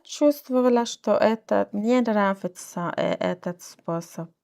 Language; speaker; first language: Russian; non-native, learner; Arabic